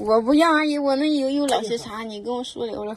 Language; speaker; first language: Chinese; native; Chinese